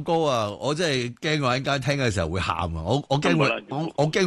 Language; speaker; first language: Cantonese; native; Cantonese